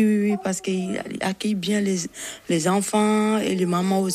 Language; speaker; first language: French; non-native, local second language; Bambara